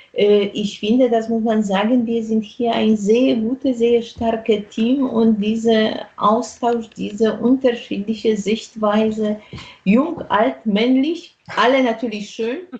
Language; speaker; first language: German; non-native, fluent; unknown